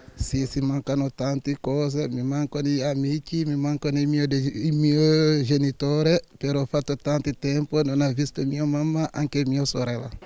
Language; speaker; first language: Italian; non-native, learner; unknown